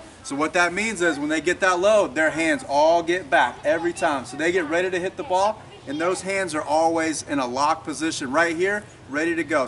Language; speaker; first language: English; native; English